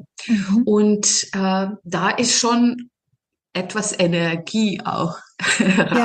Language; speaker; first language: German; non-native, fluent; Serbian